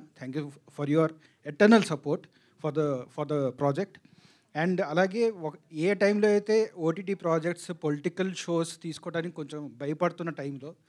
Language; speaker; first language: Telugu; native; Telugu